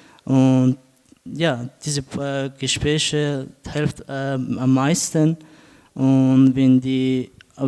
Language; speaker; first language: German; non-native, learner; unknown